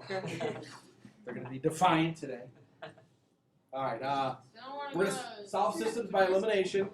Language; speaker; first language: English; native; English